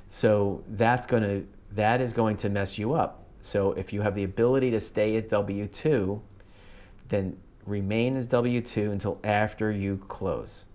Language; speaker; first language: English; native; English